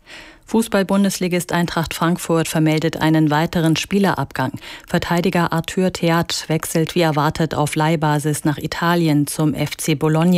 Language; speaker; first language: German; native; German